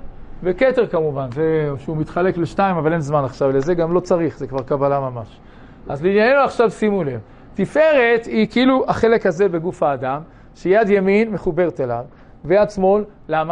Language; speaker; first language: Hebrew; native; Hebrew